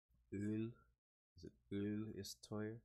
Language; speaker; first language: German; non-native, learner; English